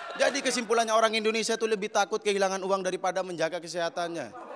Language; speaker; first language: Indonesian; native; Indonesian